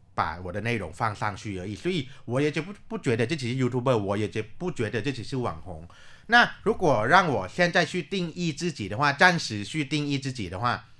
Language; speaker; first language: Chinese; non-native, fluent; Thai